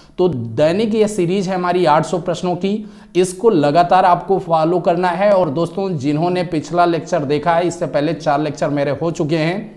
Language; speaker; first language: Hindi; native; Hindi